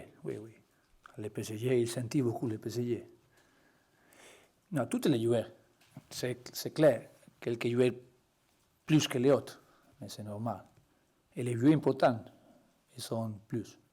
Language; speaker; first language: French; non-native, learner; Spanish